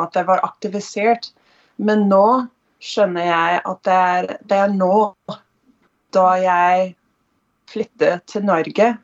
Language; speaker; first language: Norwegian; non-native, fluent; English